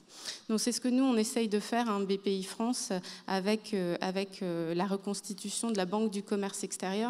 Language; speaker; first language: French; native; French